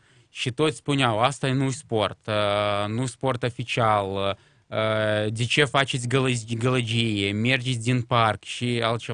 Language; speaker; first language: Romanian; non-native, local second language; Russian